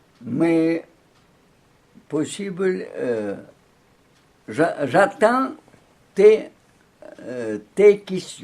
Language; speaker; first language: French; non-native, learner; Russian